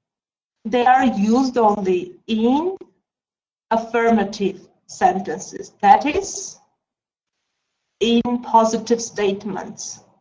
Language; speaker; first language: English; non-native, fluent; Armenian